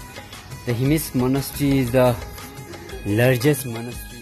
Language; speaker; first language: English; non-native, local second language; Ladakhi